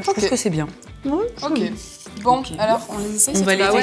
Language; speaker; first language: French; native; French